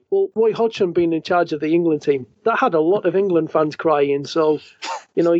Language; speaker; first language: English; native; English